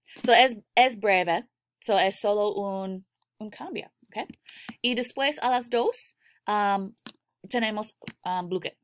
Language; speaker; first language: Spanish; non-native, learner; English